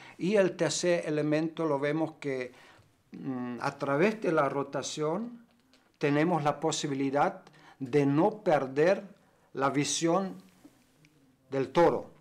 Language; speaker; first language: Spanish; non-native, fluent; German